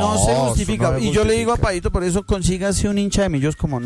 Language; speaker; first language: Spanish; native; Spanish